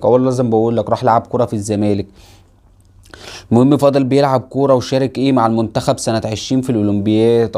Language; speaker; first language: Arabic; native; Arabic